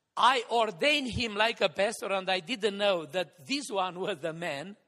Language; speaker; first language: English; non-native, fluent; Romanian